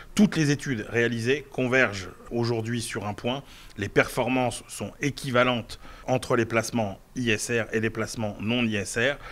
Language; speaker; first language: French; native; French